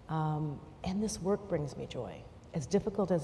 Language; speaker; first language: English; native; English